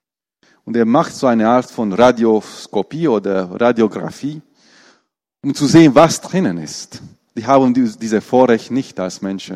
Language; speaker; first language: German; non-native, fluent; Romanian